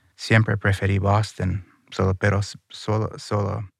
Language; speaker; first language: Spanish; non-native, learner; English